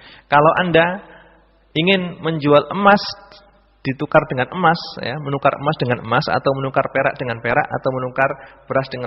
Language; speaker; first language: Indonesian; native; Indonesian